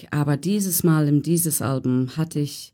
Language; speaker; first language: German; non-native, learner; English